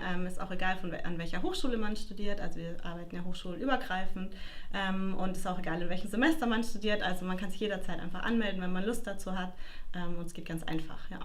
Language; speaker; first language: German; native; German